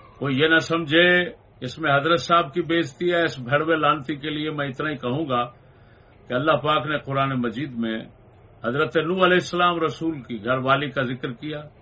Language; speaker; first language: Urdu; non-native, local second language; Punjabi